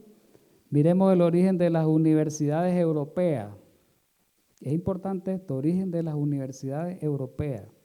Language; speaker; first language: Spanish; native; Spanish